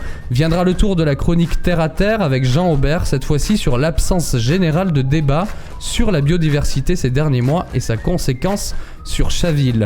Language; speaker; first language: French; native; French